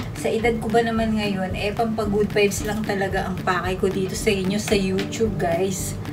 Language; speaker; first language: Filipino; non-native, local second language; Pampanga